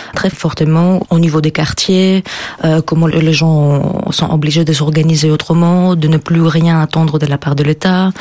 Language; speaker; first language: French; non-native, fluent; Greek